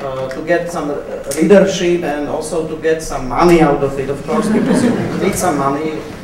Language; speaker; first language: English; non-native, fluent; Slovak